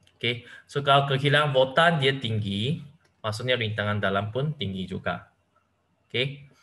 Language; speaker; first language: Malay; non-native, local second language; Chinese